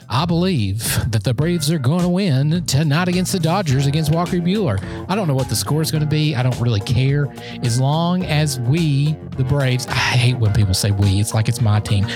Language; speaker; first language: English; native; English